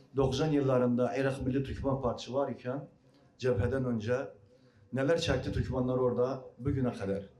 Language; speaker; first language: Turkish; early bilingual, heritage; Arabic